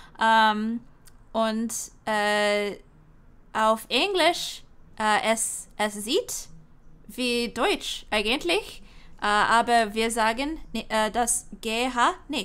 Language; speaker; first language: German; non-native, learner; English